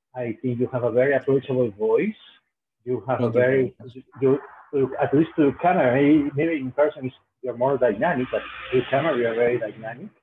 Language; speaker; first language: English; non-native, fluent; Spanish